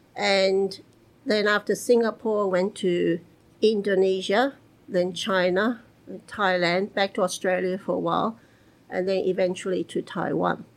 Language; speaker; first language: English; early bilingual, other home language; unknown